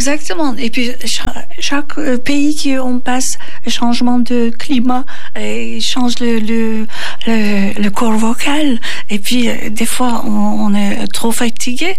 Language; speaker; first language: French; non-native, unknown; Turkish